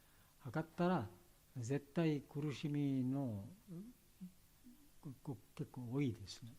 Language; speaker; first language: Japanese; non-native, learner; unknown